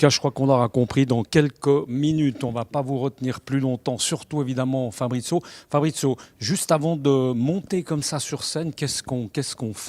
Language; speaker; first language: French; native; French